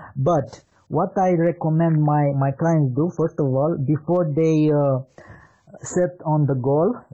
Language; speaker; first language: English; non-native, fluent; Romanian